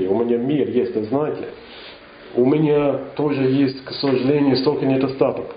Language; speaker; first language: Russian; non-native, fluent; English